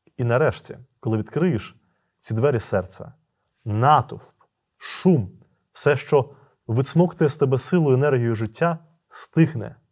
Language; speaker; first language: Ukrainian; native; Ukrainian